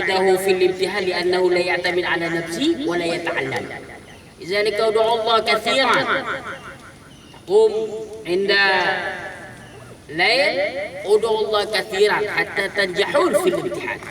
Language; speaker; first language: Arabic; non-native, fluent; Indonesian